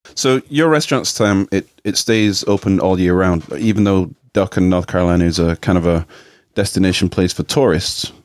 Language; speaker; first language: English; native; English